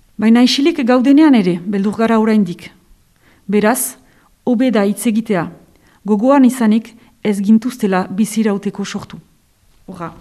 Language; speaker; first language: Basque; native; Basque